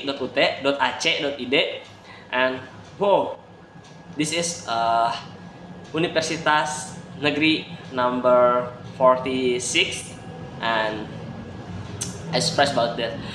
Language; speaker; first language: English; non-native, learner; Indonesian